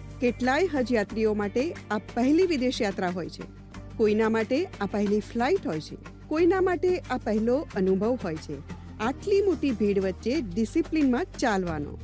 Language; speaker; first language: Gujarati; native; Gujarati